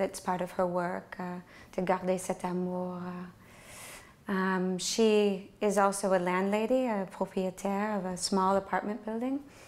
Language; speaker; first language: English; native; English